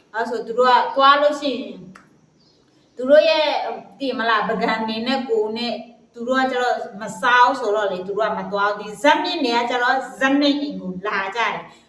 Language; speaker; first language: Burmese; non-native, local second language; Kachin